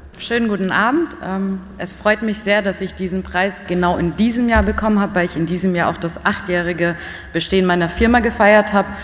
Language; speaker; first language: German; early bilingual, other home language; Persian